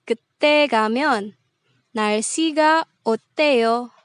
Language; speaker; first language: Korean; non-native, fluent; Indonesian